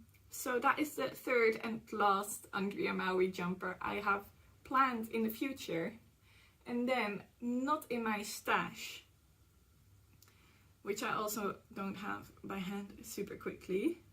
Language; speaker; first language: English; non-native, fluent; Dutch